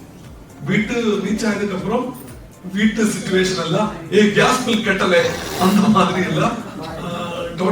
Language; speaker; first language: Tamil; non-native, local second language; Malayalam